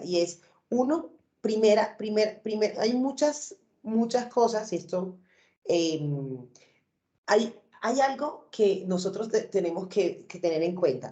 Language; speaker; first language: Spanish; native; Spanish